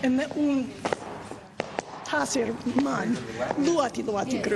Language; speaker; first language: Latvian; non-native, learner; English